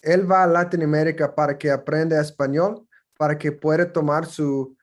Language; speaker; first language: Spanish; non-native, fluent; English